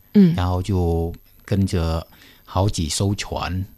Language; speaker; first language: Chinese; early bilingual, heritage; Khmer